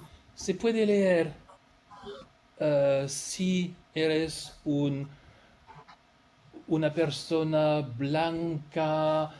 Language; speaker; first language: Spanish; non-native, fluent; French